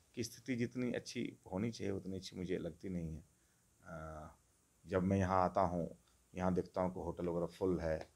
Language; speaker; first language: Hindi; non-native, local second language; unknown